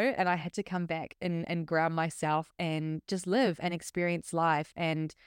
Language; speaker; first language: English; native; English